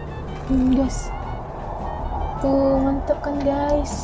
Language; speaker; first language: Indonesian; native; Indonesian